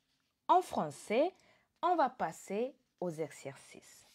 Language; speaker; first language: French; non-native, fluent; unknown